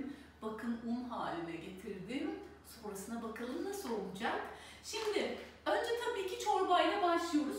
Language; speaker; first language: Turkish; native; Turkish